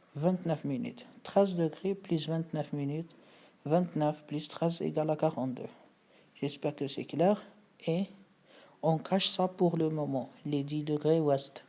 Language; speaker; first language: French; non-native, fluent; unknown